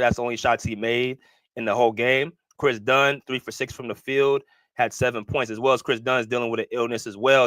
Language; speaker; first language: English; native; English